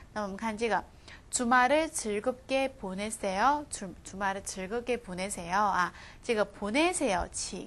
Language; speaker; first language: Korean; non-native, fluent; Chinese